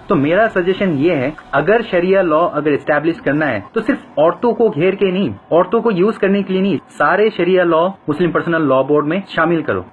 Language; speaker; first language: Hindi; non-native, fluent; Bangla